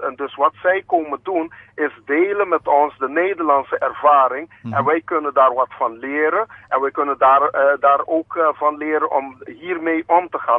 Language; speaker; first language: Dutch; non-native, local second language; Papiamento